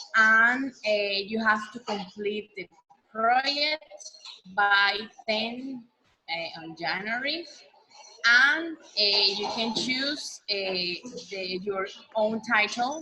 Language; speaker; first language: English; non-native, learner; Spanish